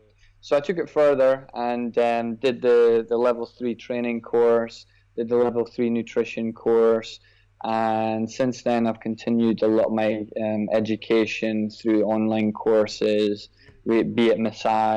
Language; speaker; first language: English; native; English